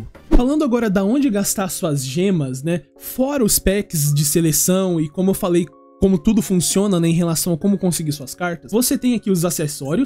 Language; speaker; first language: Portuguese; native; Portuguese